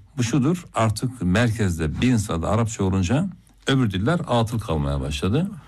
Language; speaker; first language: Turkish; non-native, local second language; Zaza